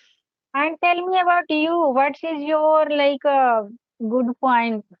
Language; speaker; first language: English; non-native, learner; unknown